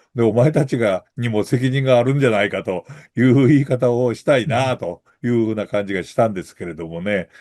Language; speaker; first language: Japanese; native; Japanese